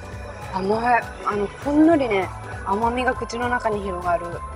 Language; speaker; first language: Japanese; native; Japanese